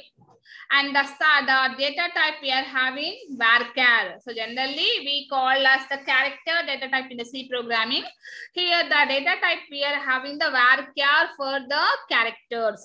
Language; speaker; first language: English; non-native, local second language; Telugu